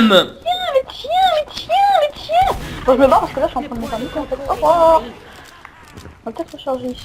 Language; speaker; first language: French; native; French